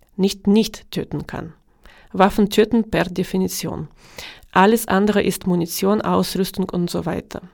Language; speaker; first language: German; non-native, fluent; Ukrainian